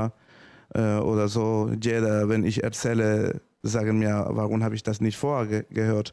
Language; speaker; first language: German; non-native, learner; Spanish